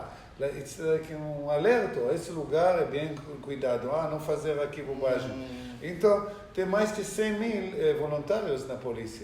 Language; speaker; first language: Portuguese; non-native, learner; Hebrew